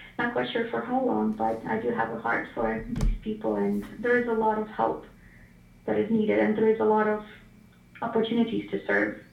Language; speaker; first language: English; non-native, fluent; Ukrainian